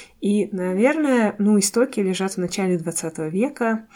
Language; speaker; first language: Russian; native; Russian